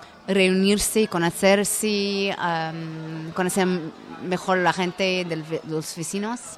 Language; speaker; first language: Spanish; non-native, learner; French